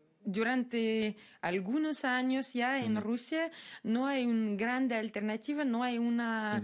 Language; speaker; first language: Spanish; non-native, fluent; Russian